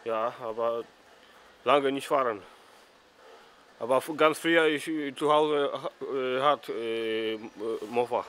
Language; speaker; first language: German; non-native, learner; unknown